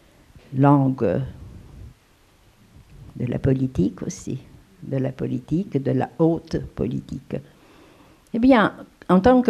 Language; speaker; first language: French; non-native, fluent; Romanian